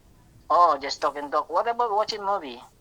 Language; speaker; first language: English; non-native, learner; Indonesian